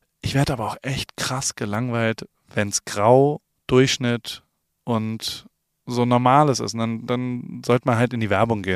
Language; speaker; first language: German; native; German